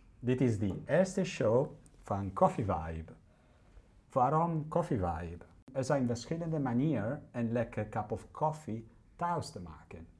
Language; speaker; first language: Dutch; non-native, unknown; Italian